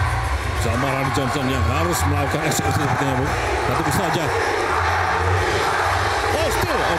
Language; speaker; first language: Indonesian; native; Indonesian